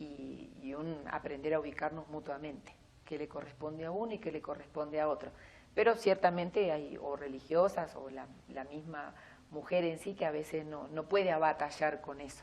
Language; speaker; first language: Spanish; native; Spanish